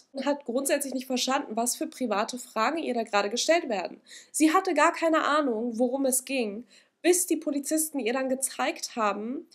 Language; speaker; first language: German; native; German